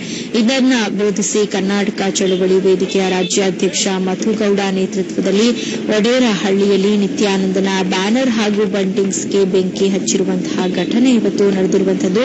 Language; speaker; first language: Kannada; native; Kannada